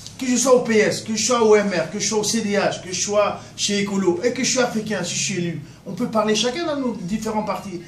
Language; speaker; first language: French; early bilingual, other home language; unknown